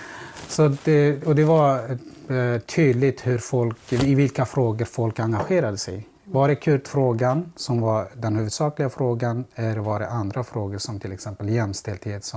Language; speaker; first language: Swedish; non-native, fluent; Central Kurdish